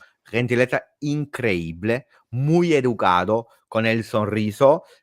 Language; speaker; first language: Spanish; non-native, fluent; Italian